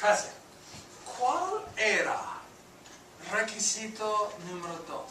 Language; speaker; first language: Spanish; non-native, fluent; English